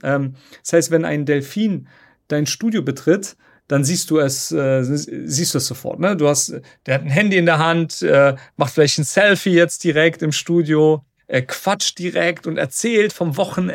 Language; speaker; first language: German; native; German